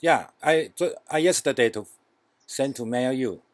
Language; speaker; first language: English; non-native, learner; Chinese